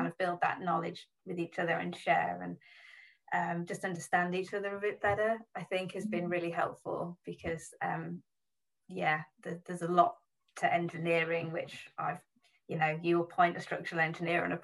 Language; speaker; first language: English; native; English